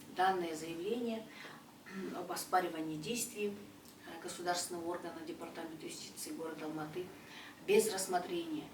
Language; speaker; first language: Russian; non-native, local second language; Kazakh